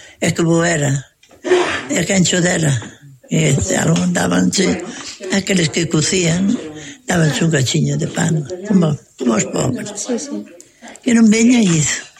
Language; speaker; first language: Galician; native; Galician